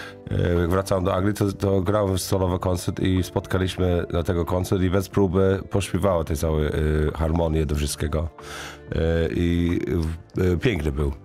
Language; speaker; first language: Polish; non-native, learner; English